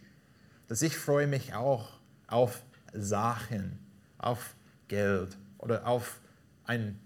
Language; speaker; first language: German; non-native, fluent; English